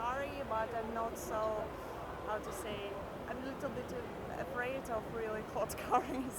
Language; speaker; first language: English; non-native, fluent; Russian